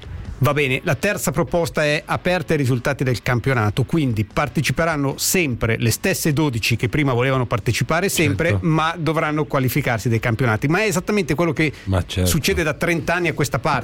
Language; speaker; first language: Italian; native; Italian